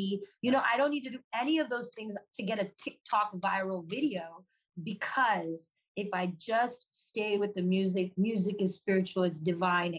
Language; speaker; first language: English; native; English